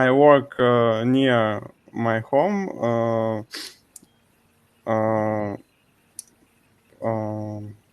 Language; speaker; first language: English; non-native, learner; Russian